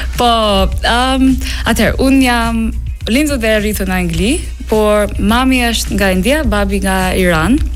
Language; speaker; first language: Albanian; non-native, fluent; English